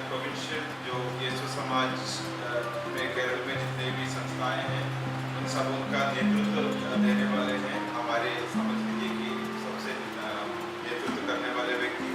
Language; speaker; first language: Hindi; native; Hindi